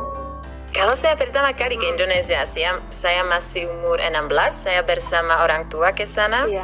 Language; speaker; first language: Indonesian; non-native, fluent; Czech